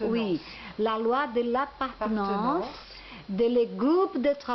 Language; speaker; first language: French; non-native, learner; Portuguese